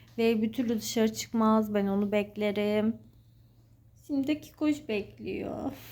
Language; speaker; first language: Turkish; native; Turkish